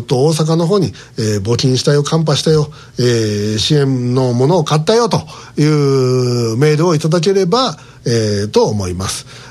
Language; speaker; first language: Japanese; native; Japanese